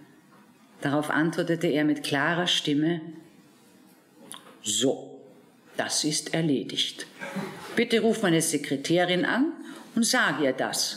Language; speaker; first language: German; native; German